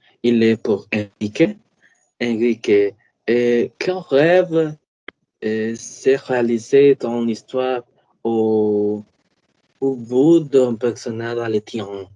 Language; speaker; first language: French; non-native, learner; Spanish